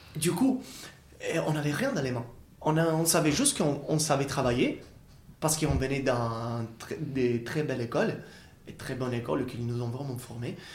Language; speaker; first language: French; non-native, fluent; Italian